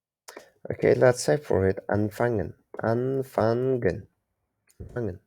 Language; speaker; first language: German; non-native, learner; Turkish